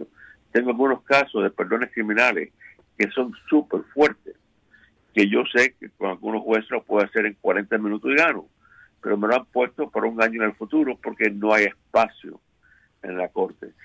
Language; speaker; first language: Spanish; native; Spanish